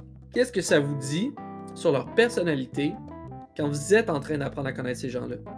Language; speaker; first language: French; native; French